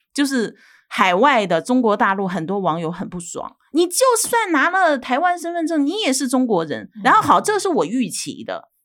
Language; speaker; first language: Chinese; native; Chinese